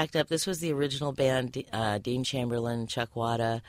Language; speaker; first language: English; native; English